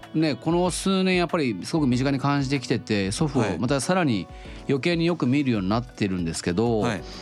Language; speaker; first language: Japanese; native; Japanese